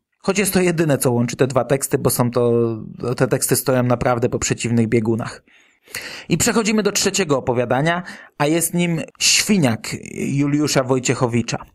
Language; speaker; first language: Polish; native; Polish